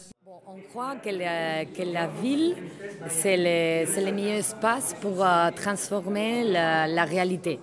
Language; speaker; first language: French; non-native, learner; Spanish